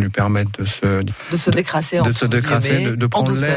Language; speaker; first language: French; native; French